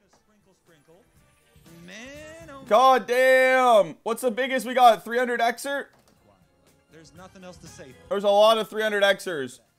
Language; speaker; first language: English; native; English